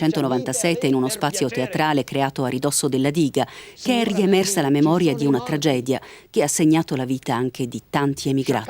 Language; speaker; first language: Italian; native; Italian